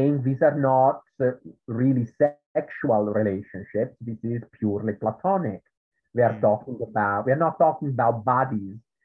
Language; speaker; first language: English; non-native, fluent; Italian